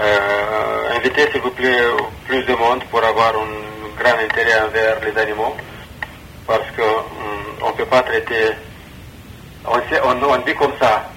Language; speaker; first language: French; non-native, fluent; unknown